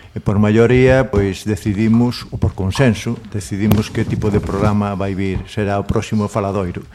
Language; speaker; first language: Galician; non-native, local second language; Spanish